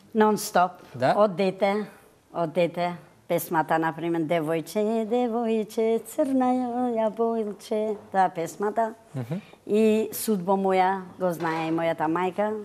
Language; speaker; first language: Macedonian; early bilingual, heritage; Macedonian